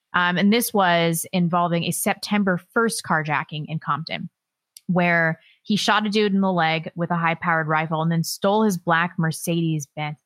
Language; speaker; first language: English; native; English